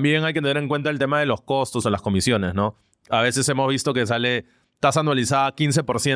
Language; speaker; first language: Spanish; native; Spanish